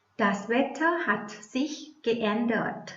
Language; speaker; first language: German; non-native, learner; Thai